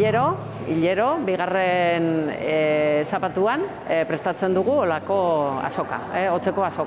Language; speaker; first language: Basque; native; Basque